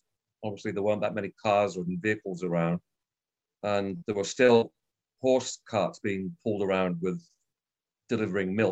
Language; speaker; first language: English; native; English